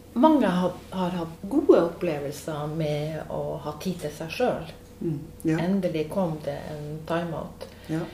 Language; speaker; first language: Norwegian; native; Norwegian